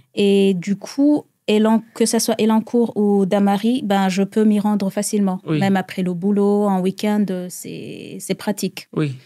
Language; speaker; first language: French; non-native, local second language; Rundi